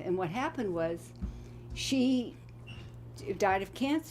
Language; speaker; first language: English; native; English